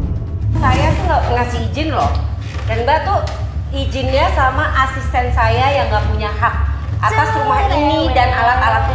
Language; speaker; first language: Indonesian; native; Indonesian